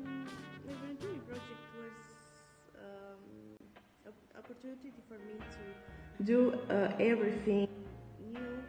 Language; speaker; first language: English; non-native, learner; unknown